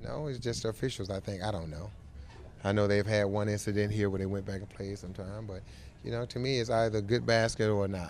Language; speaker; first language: English; native; English